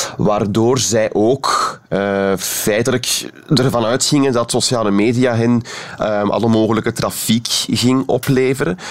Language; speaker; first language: Dutch; native; Dutch